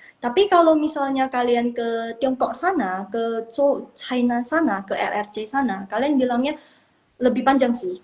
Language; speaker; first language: Indonesian; non-native, local second language; Min Nan Chinese